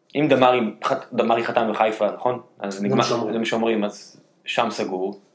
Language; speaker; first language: Hebrew; native; Hebrew